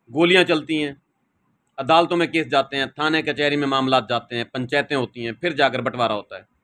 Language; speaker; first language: Urdu; non-native, local second language; Saraiki